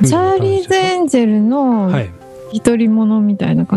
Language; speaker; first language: Japanese; native; Japanese